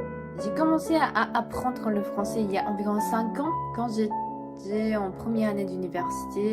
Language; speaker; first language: French; non-native, fluent; Japanese